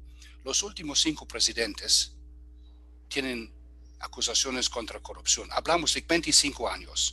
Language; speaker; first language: Spanish; non-native, fluent; German